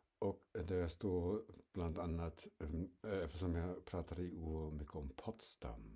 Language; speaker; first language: Swedish; non-native, fluent; German